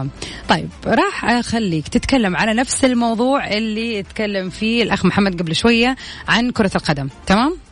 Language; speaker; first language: Arabic; native; Arabic